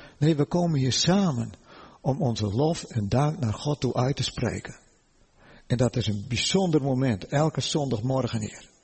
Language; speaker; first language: Dutch; native; Dutch